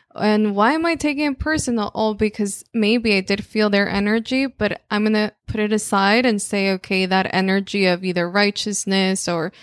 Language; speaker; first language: English; non-native, fluent; Spanish